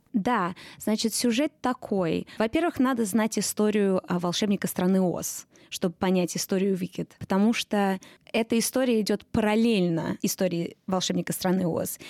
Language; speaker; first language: Russian; early bilingual, heritage; Russian